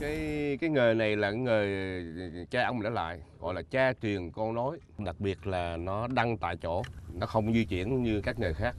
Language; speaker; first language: Vietnamese; native; Vietnamese